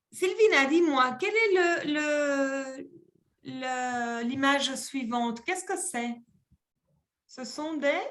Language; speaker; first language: French; non-native, fluent; Spanish